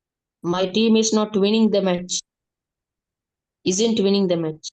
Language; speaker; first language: English; non-native, learner; Tamil